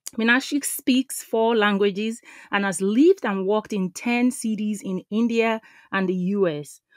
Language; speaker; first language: English; non-native, local second language; Yoruba